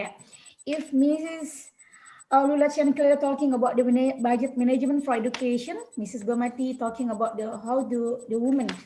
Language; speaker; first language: English; non-native, learner; Indonesian